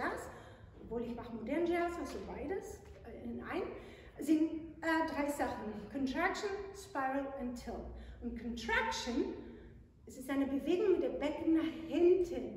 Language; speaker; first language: German; non-native, fluent; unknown